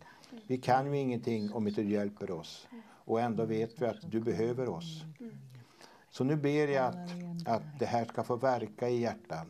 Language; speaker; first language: Swedish; native; Swedish